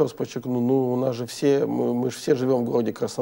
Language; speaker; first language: Russian; native; Russian